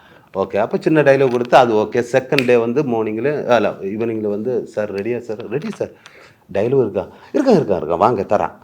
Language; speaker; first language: Tamil; non-native, learner; Malayalam